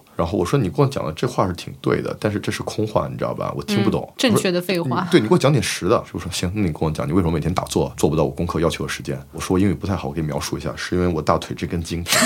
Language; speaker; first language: Chinese; native; Chinese